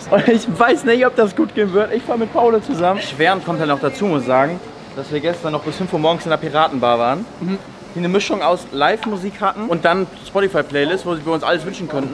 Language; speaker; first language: German; native; German